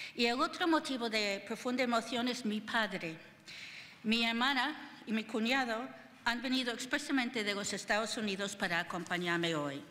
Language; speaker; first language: Spanish; non-native, fluent; English